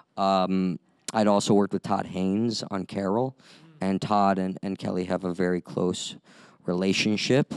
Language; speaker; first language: English; native; English